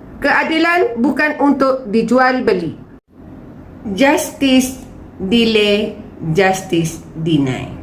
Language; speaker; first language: Malay; native; Malay